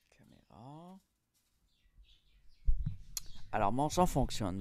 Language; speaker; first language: French; native; French